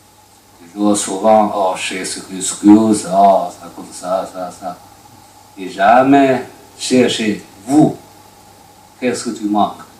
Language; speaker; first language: French; non-native, learner; Chinese